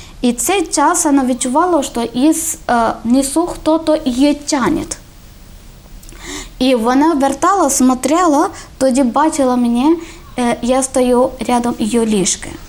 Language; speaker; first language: Ukrainian; non-native, learner; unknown